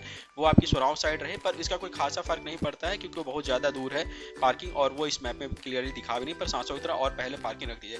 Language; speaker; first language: Hindi; native; Hindi